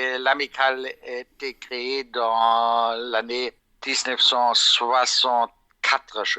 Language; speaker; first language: French; non-native, fluent; German